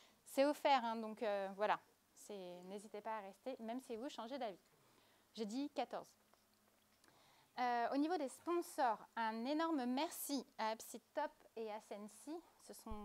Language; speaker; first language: French; native; French